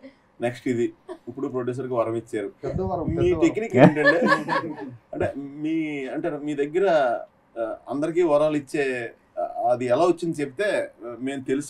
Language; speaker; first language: Telugu; native; Telugu